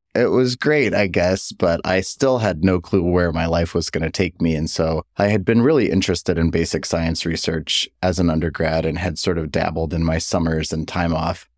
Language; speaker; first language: English; native; English